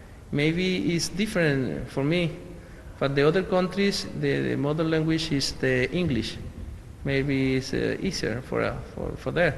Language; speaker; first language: English; non-native, learner; Spanish